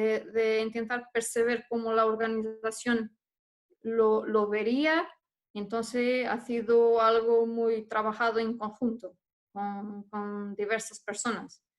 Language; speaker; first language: Spanish; non-native, fluent; Portuguese